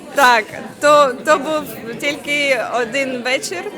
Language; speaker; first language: Ukrainian; early bilingual, heritage; Ukrainian